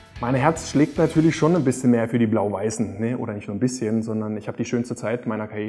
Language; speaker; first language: German; native; German